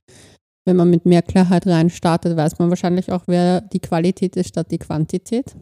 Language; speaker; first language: German; native; German